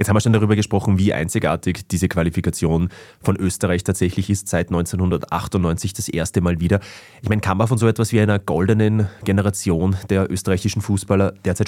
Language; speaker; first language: German; native; German